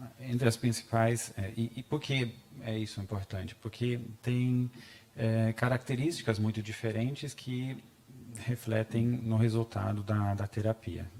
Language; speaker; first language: Portuguese; non-native, fluent; German